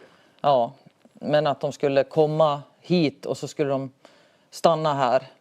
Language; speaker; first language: Swedish; native; Swedish